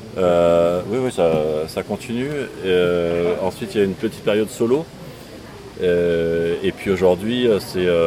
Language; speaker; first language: French; native; French